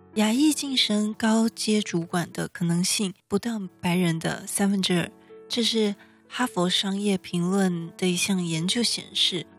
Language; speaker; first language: Chinese; native; Chinese